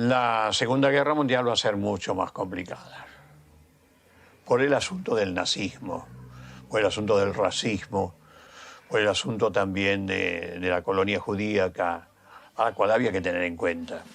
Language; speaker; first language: Spanish; native; Spanish